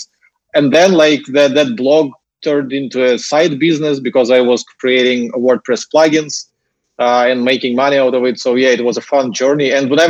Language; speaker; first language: English; non-native, fluent; Russian